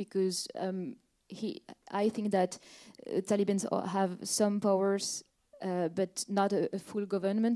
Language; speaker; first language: English; non-native, fluent; French